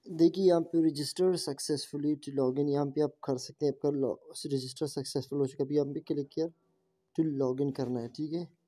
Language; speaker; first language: Urdu; non-native, local second language; Baluchi